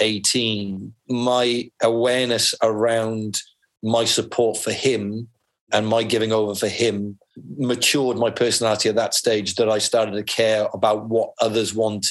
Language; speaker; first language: English; native; English